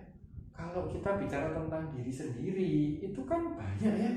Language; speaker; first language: Indonesian; native; Indonesian